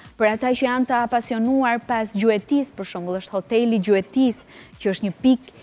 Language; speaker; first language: Albanian; native; Albanian